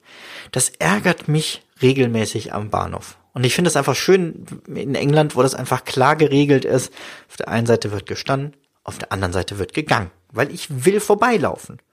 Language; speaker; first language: German; native; German